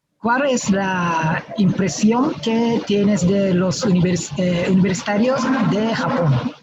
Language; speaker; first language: Spanish; non-native, fluent; Japanese